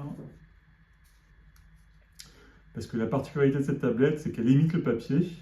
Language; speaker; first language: French; native; French